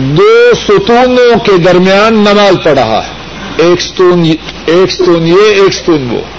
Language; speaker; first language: Urdu; non-native, local second language; Punjabi